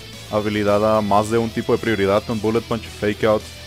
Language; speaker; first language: Spanish; native; Spanish